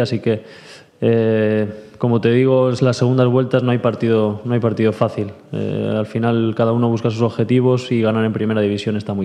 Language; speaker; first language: Spanish; native; Spanish